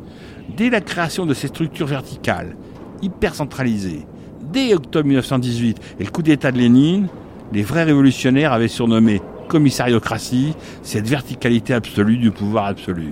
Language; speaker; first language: French; native; French